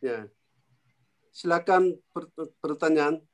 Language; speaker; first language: Indonesian; non-native, learner; Korean